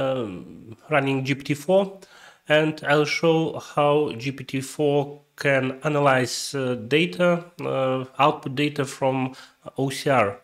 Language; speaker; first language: English; non-native, fluent; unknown